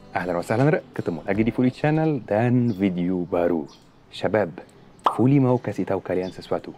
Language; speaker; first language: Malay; non-native, fluent; Arabic